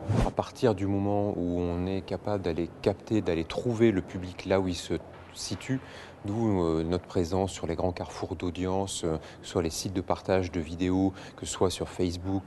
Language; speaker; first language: French; native; French